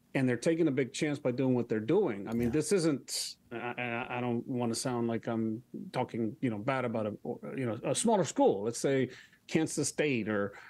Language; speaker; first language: English; early bilingual, other home language; Spanish